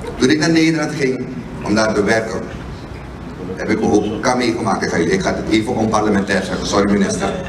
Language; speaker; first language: Dutch; native; Dutch